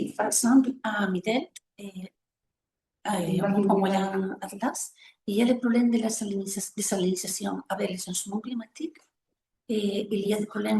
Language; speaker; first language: French; non-native, learner; Spanish